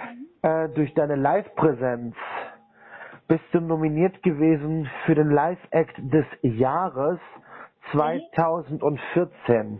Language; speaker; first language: German; native; German